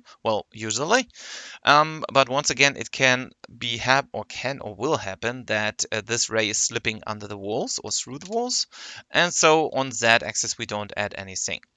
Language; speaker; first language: English; non-native, fluent; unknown